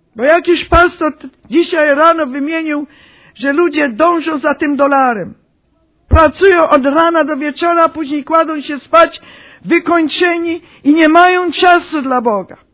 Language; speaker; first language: Polish; early bilingual, heritage; Polish